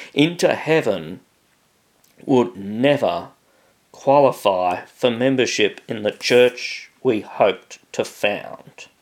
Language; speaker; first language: English; native; English